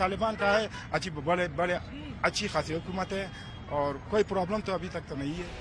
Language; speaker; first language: Hindi; non-native, fluent; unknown